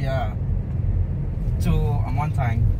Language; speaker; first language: English; non-native, learner; Indonesian